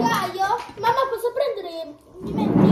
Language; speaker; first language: Italian; early bilingual, other home language; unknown